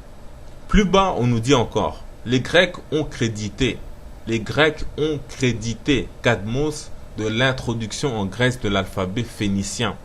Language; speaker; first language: French; non-native, local second language; Lingala